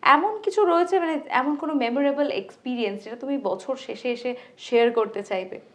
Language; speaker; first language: Bangla; native; Bangla